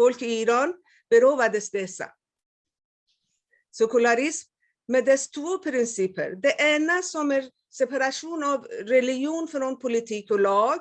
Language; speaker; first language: Swedish; non-native, fluent; Persian